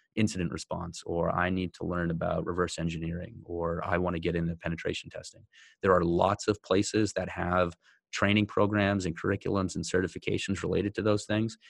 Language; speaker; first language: English; native; English